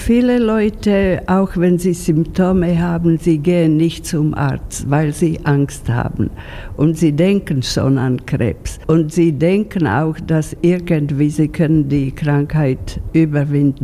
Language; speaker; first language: German; non-native, fluent; Slovak